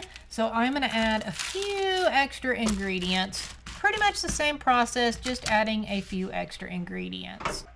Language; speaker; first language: English; native; English